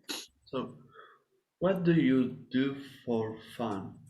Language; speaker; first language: English; non-native, learner; Spanish